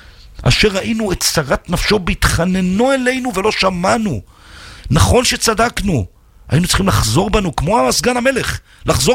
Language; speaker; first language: Hebrew; native; Hebrew